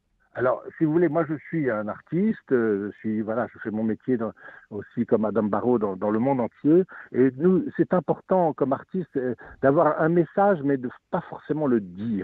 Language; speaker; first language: French; native; French